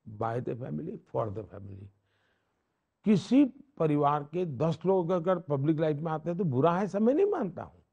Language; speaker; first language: Hindi; non-native, local second language; Gujarati